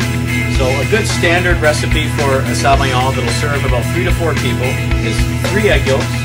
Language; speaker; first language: English; native; English